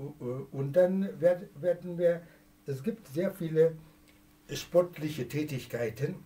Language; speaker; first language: German; non-native, fluent; Persian